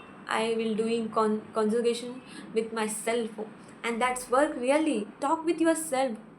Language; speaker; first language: English; non-native, local second language; Hindi